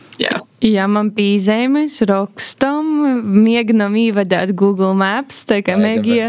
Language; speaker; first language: Latvian; native; Latvian